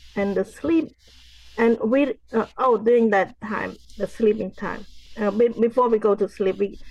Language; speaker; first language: English; non-native, fluent; Khmer